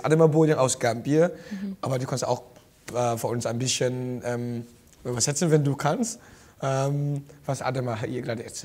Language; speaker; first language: German; non-native, learner; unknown